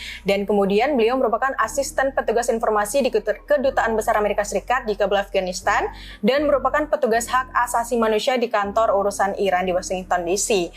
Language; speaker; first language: Indonesian; native; Indonesian